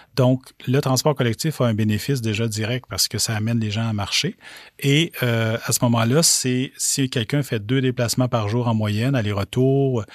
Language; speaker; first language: French; native; French